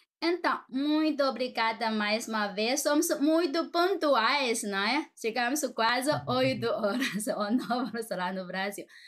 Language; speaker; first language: Portuguese; non-native, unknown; Chinese